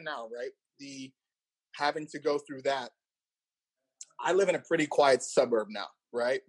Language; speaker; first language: English; native; English